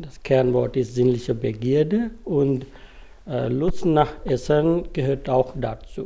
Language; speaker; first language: German; non-native, fluent; Sinhala